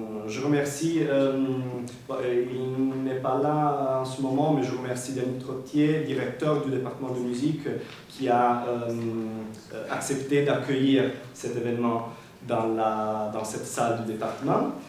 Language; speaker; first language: French; non-native, fluent; Italian